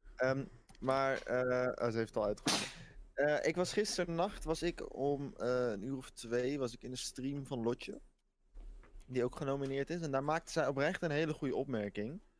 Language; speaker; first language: Dutch; native; Dutch